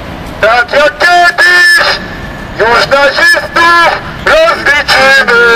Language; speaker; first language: Polish; native; Polish